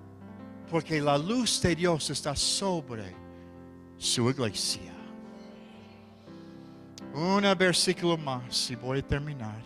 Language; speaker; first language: Spanish; non-native, fluent; English